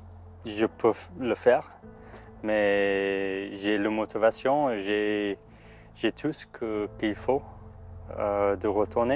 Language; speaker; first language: French; non-native, learner; English